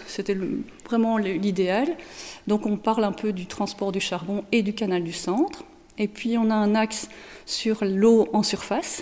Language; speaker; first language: French; native; French